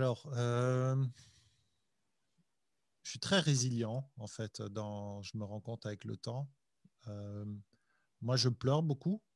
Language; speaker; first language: French; native; French